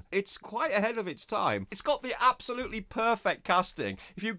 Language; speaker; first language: English; native; English